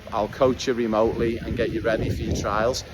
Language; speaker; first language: English; native; English